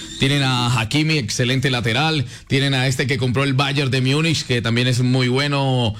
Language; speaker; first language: Spanish; native; Spanish